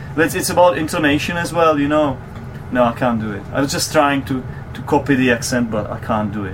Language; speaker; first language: English; non-native, fluent; Czech